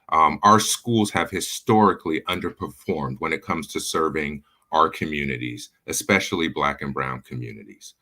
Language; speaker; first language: English; native; English